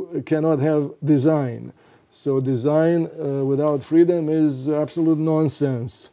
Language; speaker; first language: English; non-native, fluent; Romanian